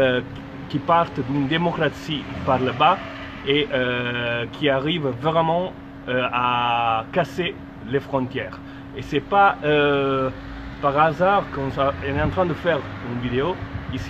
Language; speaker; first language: French; non-native, fluent; Italian